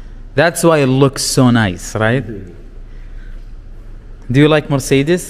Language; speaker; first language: English; non-native, learner; Arabic